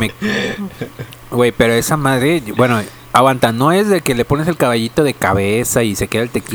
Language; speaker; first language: Spanish; native; Spanish